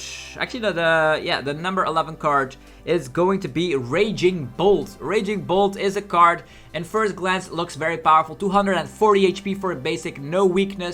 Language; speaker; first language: English; non-native, fluent; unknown